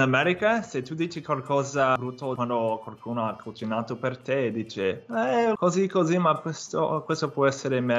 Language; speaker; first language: Italian; non-native, fluent; English